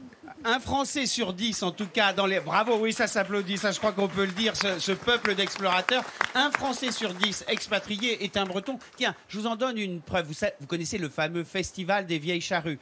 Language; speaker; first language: French; native; French